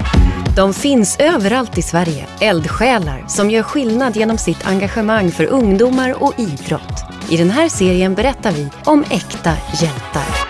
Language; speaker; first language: Swedish; native; Swedish